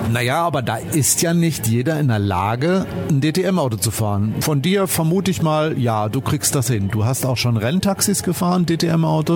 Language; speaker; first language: German; native; German